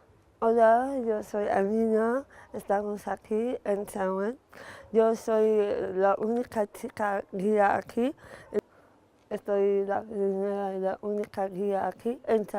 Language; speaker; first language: Spanish; non-native, fluent; Arabic